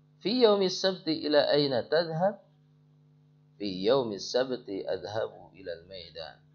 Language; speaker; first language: Arabic; non-native, fluent; Indonesian